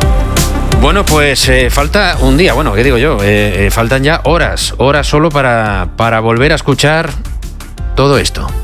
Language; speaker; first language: Spanish; native; Spanish